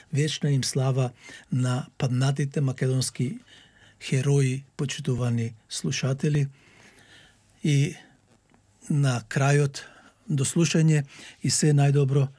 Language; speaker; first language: Macedonian; native; Macedonian